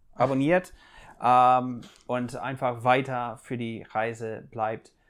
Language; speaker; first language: German; non-native, fluent; English